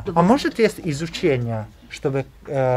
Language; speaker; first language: Russian; non-native, learner; Italian